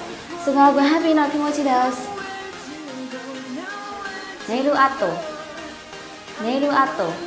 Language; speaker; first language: Japanese; non-native, learner; Burmese